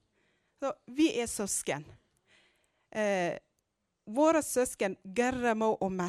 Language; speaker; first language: Norwegian; non-native, fluent; Amharic